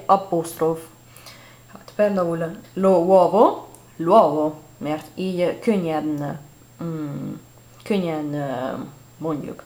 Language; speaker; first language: Hungarian; non-native, learner; Italian